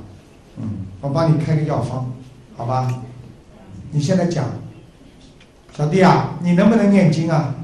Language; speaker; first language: Chinese; native; Chinese